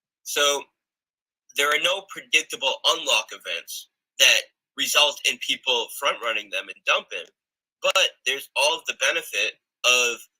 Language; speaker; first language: English; native; English